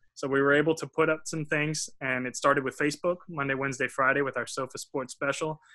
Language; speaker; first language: English; native; English